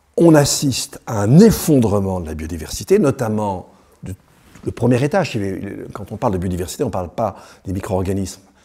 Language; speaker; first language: French; native; French